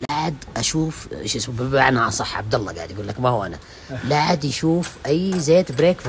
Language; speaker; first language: Arabic; native; Arabic